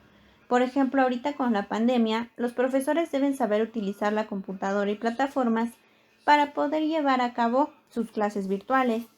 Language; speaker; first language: Spanish; native; Spanish